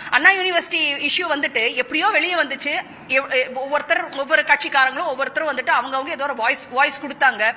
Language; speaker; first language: Tamil; native; Tamil